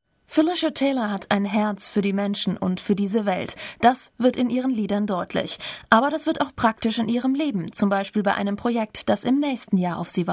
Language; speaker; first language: German; native; German